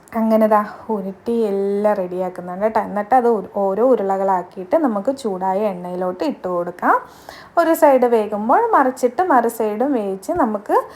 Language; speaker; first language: Malayalam; native; Malayalam